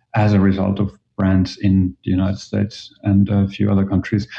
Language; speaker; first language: English; non-native, fluent; Finnish